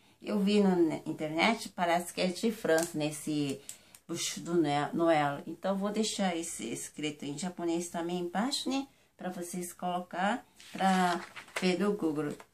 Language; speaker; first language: Portuguese; non-native, fluent; Japanese